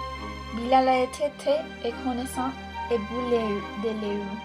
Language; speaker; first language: French; non-native, learner; English